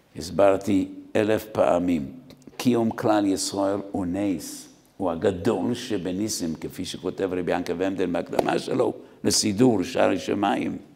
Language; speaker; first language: Hebrew; non-native, fluent; Yiddish